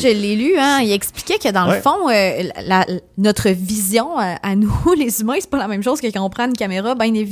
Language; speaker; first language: French; native; French